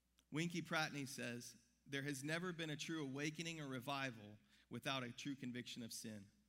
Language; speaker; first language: English; native; English